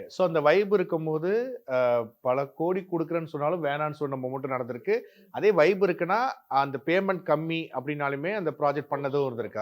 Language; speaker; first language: Tamil; native; Tamil